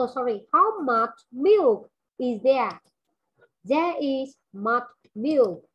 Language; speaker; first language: English; non-native, fluent; Vietnamese